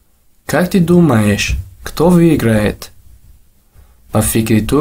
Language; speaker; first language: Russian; non-native, local second language; Tajik